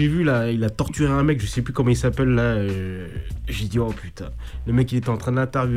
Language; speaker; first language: French; native; French